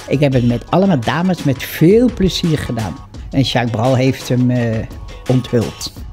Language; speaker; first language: Dutch; native; Dutch